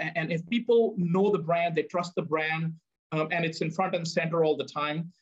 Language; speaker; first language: English; non-native, local second language; Punjabi